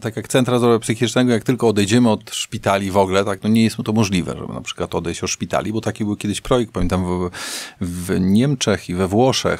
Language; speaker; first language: Polish; native; Polish